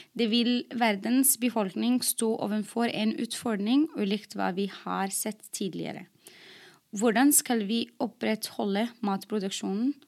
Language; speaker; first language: Norwegian; non-native, fluent; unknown